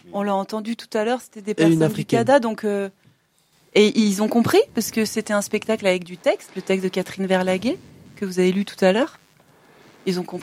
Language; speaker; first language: French; native; French